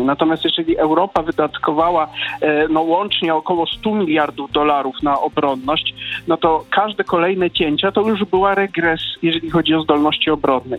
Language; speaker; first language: Polish; native; Polish